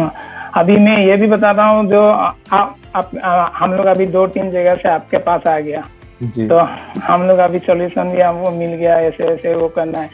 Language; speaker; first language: Hindi; non-native, local second language; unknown